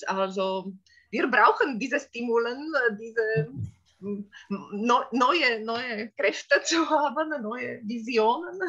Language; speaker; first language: German; non-native, fluent; Slovak